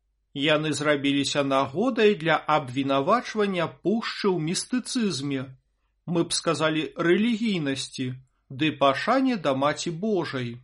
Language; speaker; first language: Belarusian; native; Belarusian